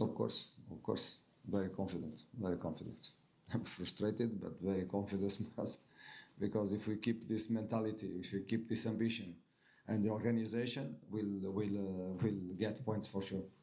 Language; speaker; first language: English; non-native, fluent; Portuguese